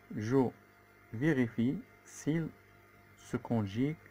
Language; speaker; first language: French; non-native, local second language; Arabic